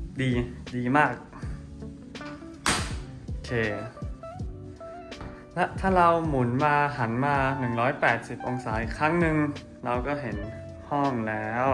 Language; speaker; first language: Thai; non-native, fluent; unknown